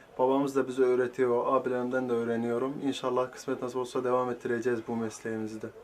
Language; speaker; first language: Turkish; early bilingual, other home language; Arabic